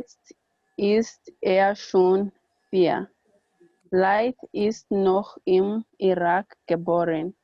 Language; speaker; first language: German; non-native, learner; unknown